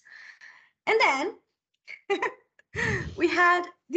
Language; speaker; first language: English; non-native, fluent; Portuguese